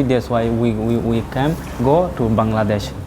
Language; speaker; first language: English; non-native, learner; Rohingya